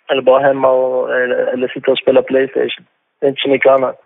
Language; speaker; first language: Swedish; non-native, fluent; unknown